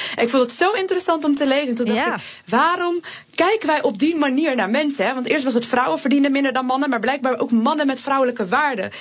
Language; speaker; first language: Dutch; native; Dutch